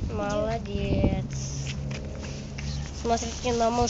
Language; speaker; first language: Russian; non-native, local second language; Kazakh